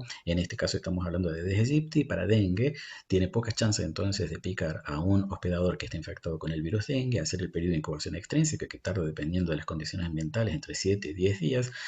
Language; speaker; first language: Spanish; native; Spanish